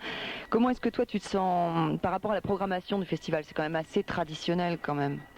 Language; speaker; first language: French; native; French